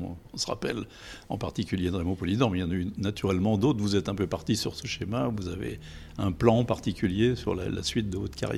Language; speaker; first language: French; native; French